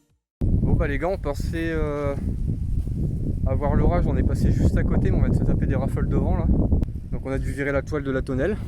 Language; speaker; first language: French; native; French